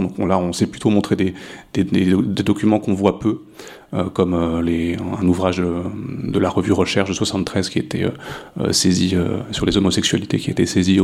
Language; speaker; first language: French; native; French